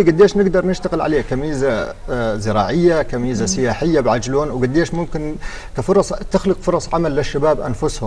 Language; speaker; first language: Arabic; native; Arabic